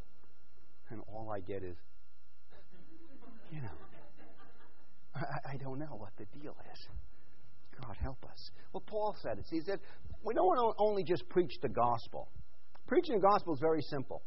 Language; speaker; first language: English; native; English